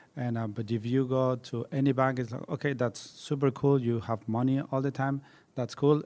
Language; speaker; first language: English; non-native, fluent; Spanish